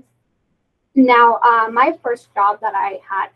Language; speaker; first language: English; non-native, fluent; Spanish